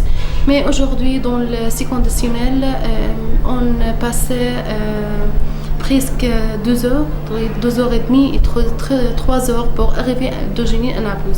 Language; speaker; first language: French; non-native, learner; Arabic